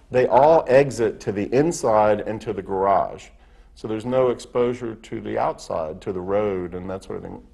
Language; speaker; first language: English; native; English